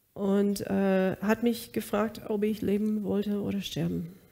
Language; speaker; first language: German; non-native, fluent; English